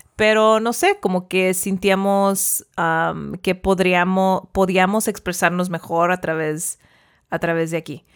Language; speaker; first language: Spanish; early bilingual, heritage; Spanish